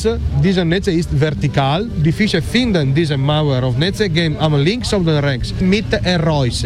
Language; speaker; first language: German; non-native, learner; Italian